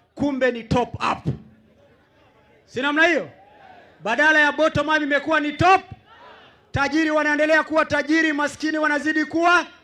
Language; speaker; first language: Swahili; native; Swahili